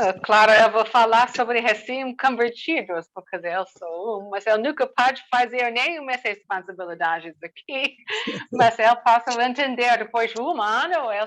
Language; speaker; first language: Portuguese; non-native, learner; English